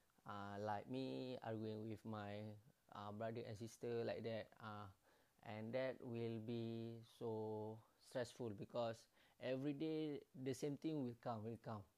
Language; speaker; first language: English; non-native, learner; Malay